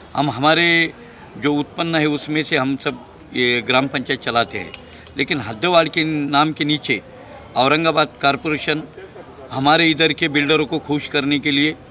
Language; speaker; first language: Hindi; non-native, local second language; Marathi